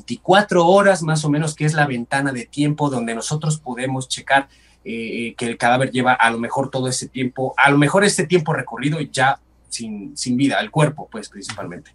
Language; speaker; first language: Spanish; native; Spanish